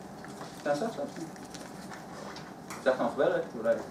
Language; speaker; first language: Hebrew; native; Hebrew